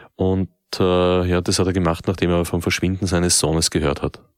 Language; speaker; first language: German; native; German